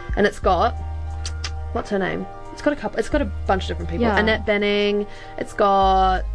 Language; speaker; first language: English; native; English